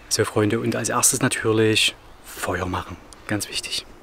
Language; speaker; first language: German; early bilingual, other home language; Hungarian